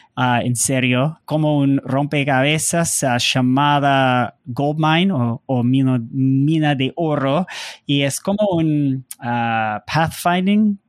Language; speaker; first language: Spanish; non-native, learner; English